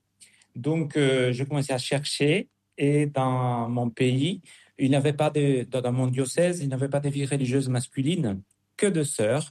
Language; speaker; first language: French; non-native, fluent; Spanish